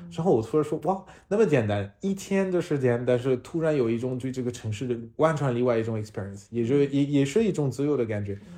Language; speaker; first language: Chinese; non-native, fluent; French